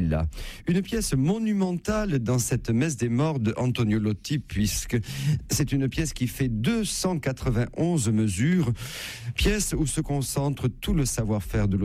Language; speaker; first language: French; native; French